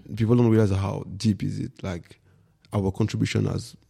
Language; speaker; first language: English; non-native, fluent; French